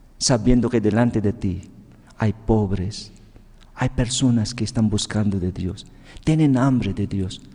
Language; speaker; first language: Spanish; non-native, fluent; Filipino